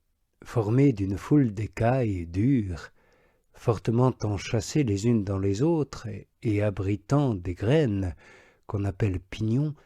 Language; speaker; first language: French; native; French